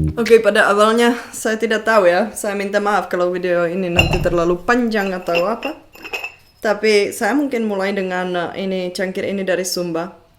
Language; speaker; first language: Indonesian; non-native, fluent; Czech